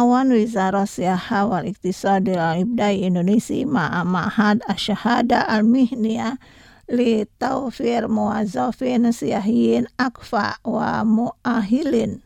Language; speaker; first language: Arabic; non-native, fluent; Indonesian